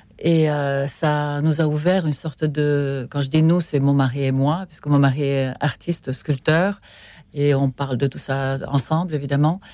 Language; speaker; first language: French; non-native, fluent; Russian